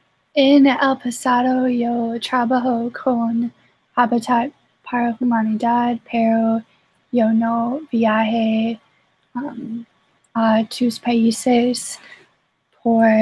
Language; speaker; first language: Spanish; non-native, learner; English